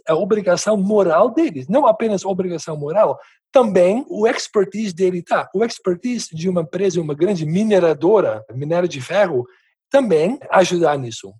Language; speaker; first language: Portuguese; non-native, fluent; Dutch